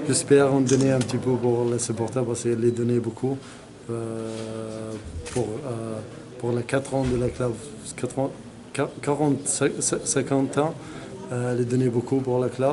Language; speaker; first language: French; non-native, fluent; Arabic